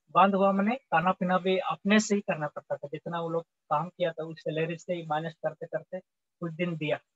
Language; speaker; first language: Hindi; native; Hindi